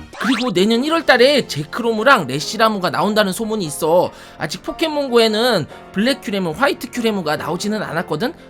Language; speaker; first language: Korean; native; Korean